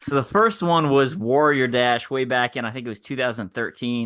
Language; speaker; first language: English; native; English